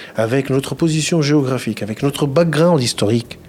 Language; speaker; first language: French; non-native, local second language; Arabic